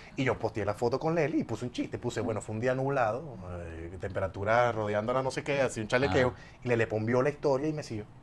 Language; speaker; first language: Spanish; native; Spanish